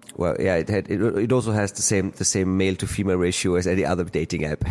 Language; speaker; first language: English; non-native, fluent; German